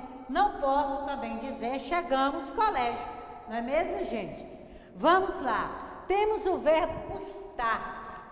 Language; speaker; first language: Portuguese; native; Portuguese